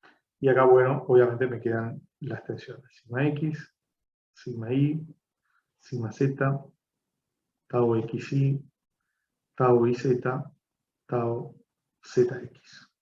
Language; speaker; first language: Spanish; native; Spanish